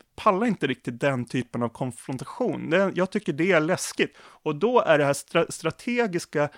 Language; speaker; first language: Swedish; native; Swedish